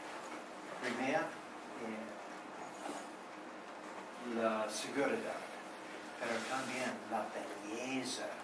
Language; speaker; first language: Spanish; non-native, learner; English